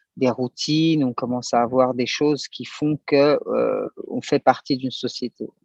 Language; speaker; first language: French; native; French